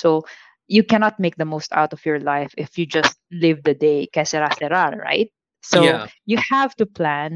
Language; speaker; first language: English; non-native, local second language; Filipino